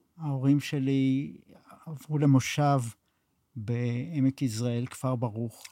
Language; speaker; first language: Hebrew; early bilingual, other home language; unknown